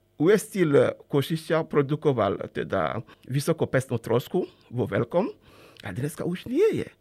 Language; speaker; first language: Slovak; non-native, fluent; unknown